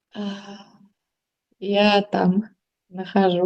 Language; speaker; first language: Russian; native; Russian